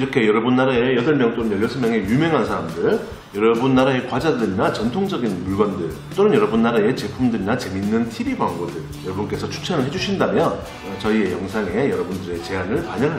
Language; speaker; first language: Korean; native; Korean